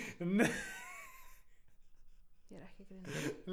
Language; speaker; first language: Icelandic; native; Icelandic